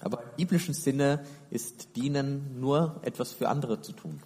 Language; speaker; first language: German; native; German